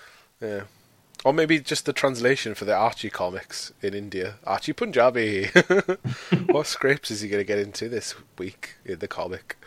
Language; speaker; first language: English; native; English